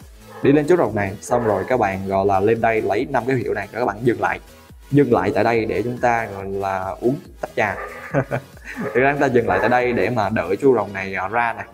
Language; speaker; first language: Vietnamese; native; Vietnamese